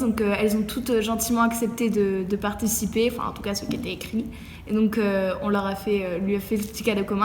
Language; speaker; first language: French; native; French